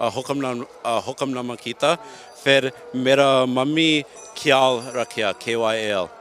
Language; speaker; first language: Punjabi; non-native, learner; English